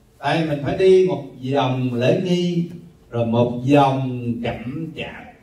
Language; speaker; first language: Vietnamese; native; Vietnamese